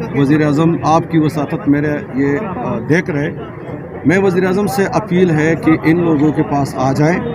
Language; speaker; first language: Urdu; non-native, local second language; Pashto